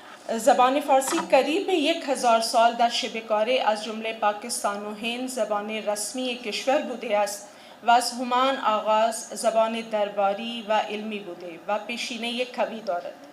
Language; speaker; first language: Persian; non-native, fluent; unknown